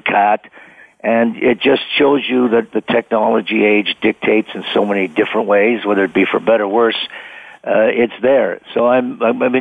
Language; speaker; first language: English; native; English